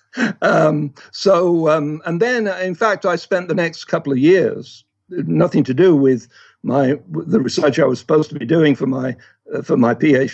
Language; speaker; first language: English; native; English